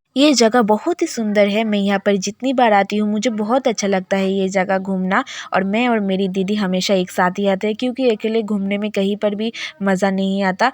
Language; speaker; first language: Hindi; non-native, local second language; Bangla